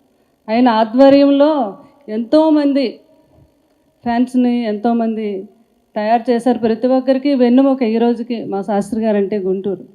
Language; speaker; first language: Telugu; native; Telugu